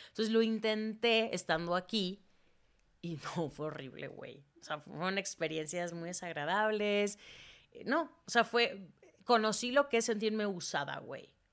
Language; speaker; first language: Spanish; native; Spanish